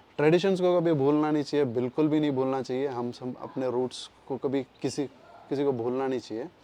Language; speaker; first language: Hindi; non-native, local second language; Malayalam